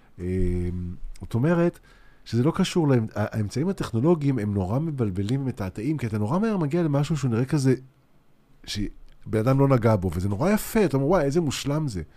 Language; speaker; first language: Hebrew; native; Hebrew